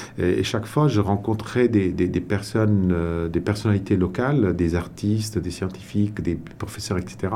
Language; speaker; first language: French; non-native, local second language; Tamil